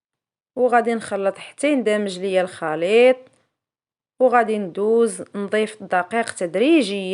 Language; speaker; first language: Arabic; native; Arabic